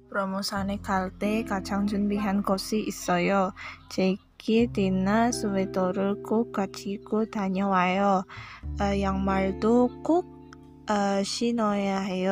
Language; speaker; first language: Korean; non-native, learner; Indonesian